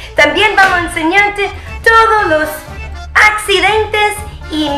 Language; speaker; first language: Spanish; early bilingual, heritage; English